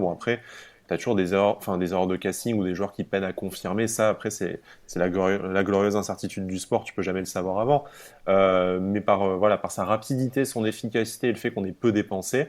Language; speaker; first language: French; native; French